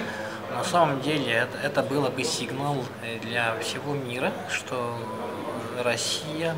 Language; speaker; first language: Russian; non-native, fluent; Estonian